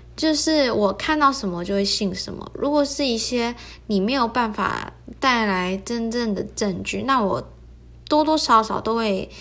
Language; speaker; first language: Chinese; early bilingual, heritage; Chinese